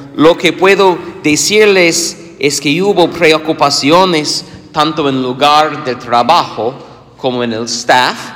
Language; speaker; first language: Spanish; non-native, fluent; English